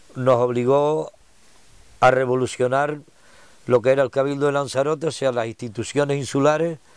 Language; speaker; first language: Spanish; native; Spanish